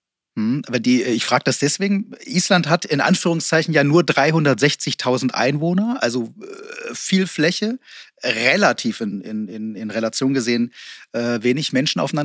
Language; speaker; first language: German; native; German